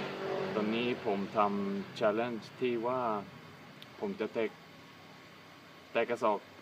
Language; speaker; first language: Thai; non-native, learner; English